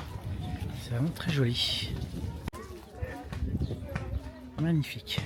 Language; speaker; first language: French; native; French